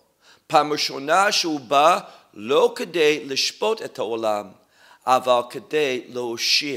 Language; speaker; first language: Hebrew; non-native, fluent; English